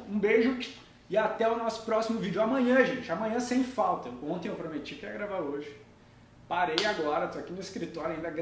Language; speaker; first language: Portuguese; native; Portuguese